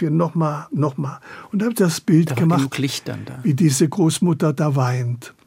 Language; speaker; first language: German; native; German